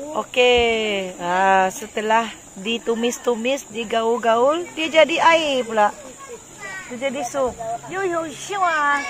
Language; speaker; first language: Malay; non-native, local second language; Iban